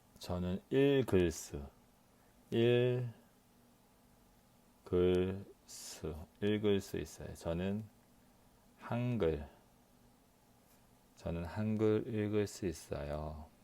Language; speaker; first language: Korean; non-native, learner; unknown